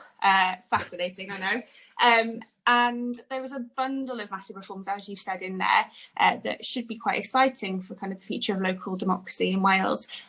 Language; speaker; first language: English; native; English